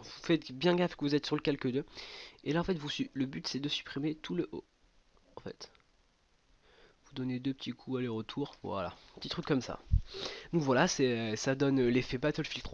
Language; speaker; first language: French; native; French